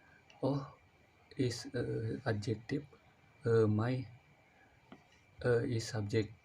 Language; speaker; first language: English; non-native, learner; Indonesian